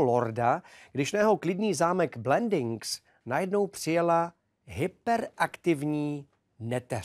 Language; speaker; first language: Czech; native; Czech